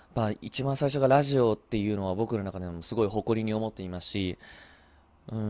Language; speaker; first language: Japanese; early bilingual, heritage; Japanese